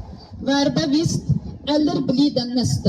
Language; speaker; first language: Norwegian; non-native, fluent; Uyghur